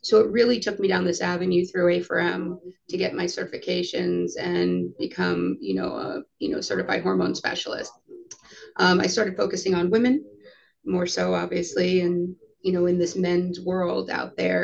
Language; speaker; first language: English; native; English